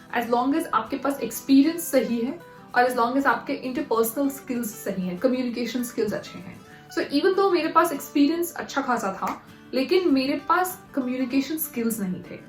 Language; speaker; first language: Hindi; native; Hindi